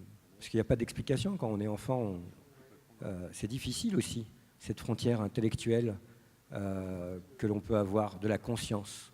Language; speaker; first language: French; native; French